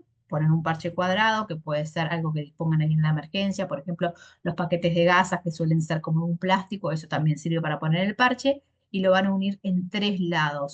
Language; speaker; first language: Spanish; native; Spanish